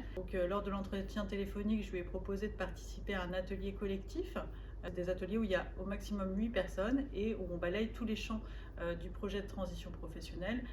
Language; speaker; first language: French; native; French